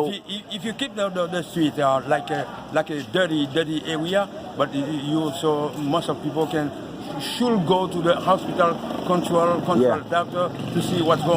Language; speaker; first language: English; non-native, learner; Haitian Creole